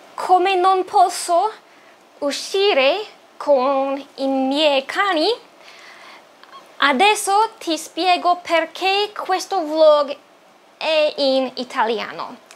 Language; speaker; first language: Italian; non-native, learner; English